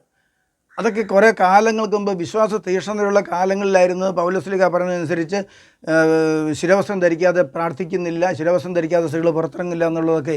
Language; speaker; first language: Malayalam; native; Malayalam